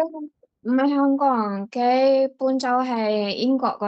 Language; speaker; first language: Cantonese; non-native, learner; Indonesian